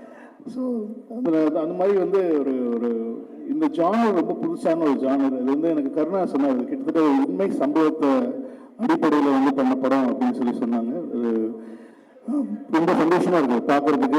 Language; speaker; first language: Tamil; native; Tamil